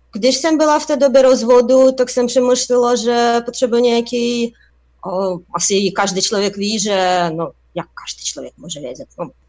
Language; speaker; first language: Czech; non-native, fluent; Russian